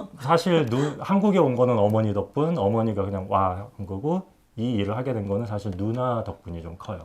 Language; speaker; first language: Korean; early bilingual, heritage; Korean